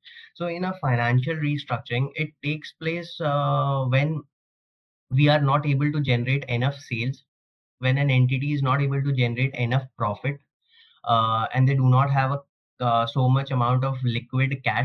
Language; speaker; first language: English; non-native, local second language; Hindi